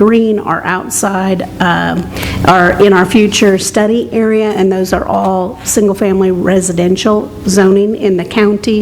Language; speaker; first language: English; native; English